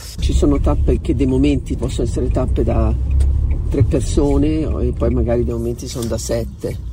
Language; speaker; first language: Italian; native; Italian